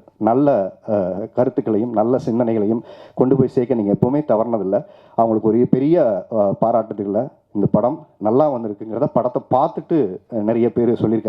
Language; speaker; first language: Tamil; native; Tamil